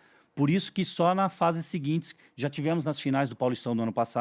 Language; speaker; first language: Portuguese; native; Portuguese